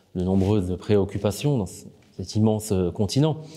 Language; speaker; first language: French; native; French